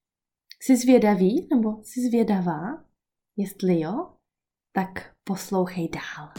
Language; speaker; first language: Czech; native; Czech